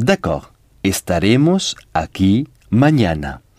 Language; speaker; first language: Spanish; non-native, fluent; French